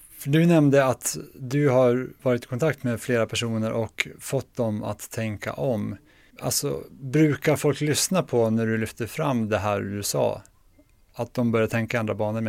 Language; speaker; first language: Swedish; native; Swedish